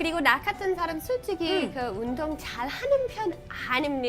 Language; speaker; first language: Korean; non-native, learner; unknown